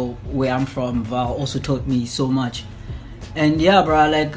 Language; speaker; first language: English; non-native, local second language; Zulu